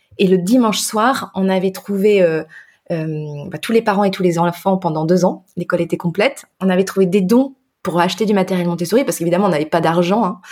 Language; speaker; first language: French; native; French